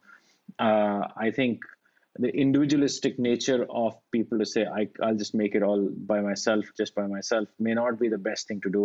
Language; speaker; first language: English; non-native, local second language; Hindi